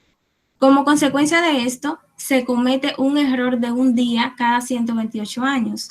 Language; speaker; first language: Spanish; native; Spanish